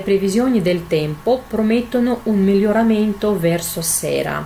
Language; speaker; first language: Italian; non-native, fluent; Russian